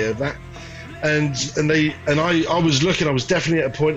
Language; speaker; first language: English; native; English